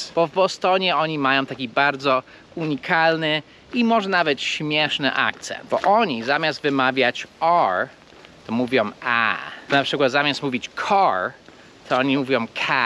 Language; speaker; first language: Polish; non-native, fluent; English